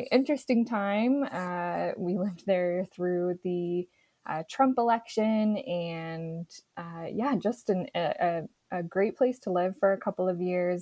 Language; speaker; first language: English; native; English